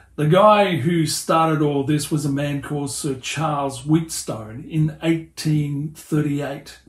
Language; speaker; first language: English; native; English